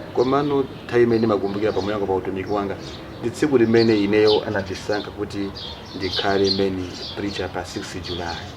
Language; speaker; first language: Nyanja; non-native, local second language; Tumbuka